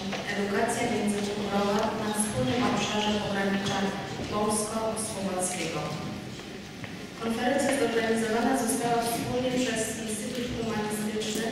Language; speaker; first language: Polish; native; Polish